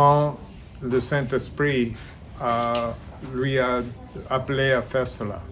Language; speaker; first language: French; non-native, fluent; English